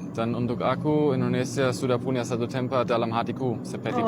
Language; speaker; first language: Indonesian; non-native, learner; German